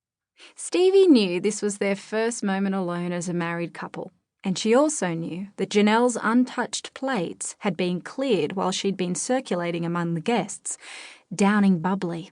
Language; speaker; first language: English; native; English